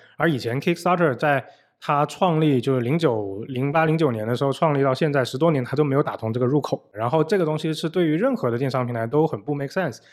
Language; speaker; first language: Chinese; native; Chinese